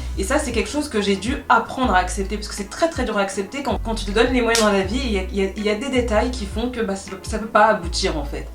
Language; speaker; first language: French; native; French